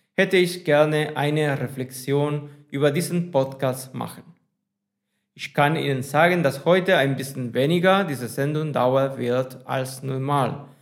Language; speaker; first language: German; non-native, fluent; Spanish